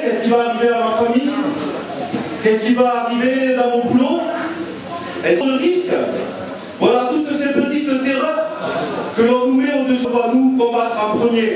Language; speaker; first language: French; native; French